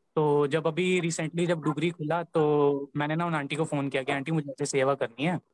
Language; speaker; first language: Hindi; native; Hindi